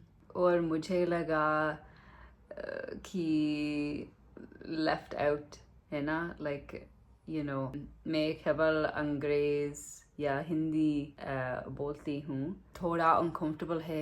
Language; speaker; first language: Hindi; non-native, learner; English